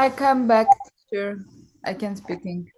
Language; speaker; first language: English; non-native, learner; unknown